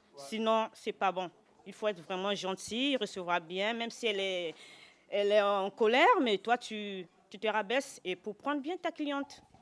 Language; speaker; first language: French; non-native, local second language; Lingala